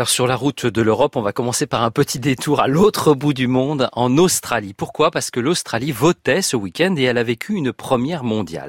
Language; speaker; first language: French; native; French